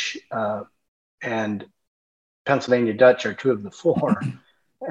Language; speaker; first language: English; early bilingual, other home language; German